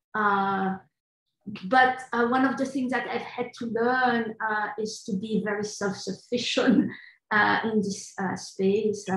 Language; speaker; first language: English; non-native, fluent; French